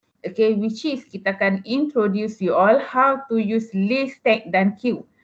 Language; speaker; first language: English; non-native, local second language; Malay